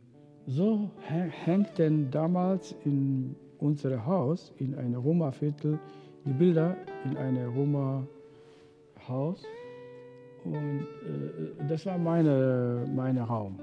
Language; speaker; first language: German; non-native, fluent; Romany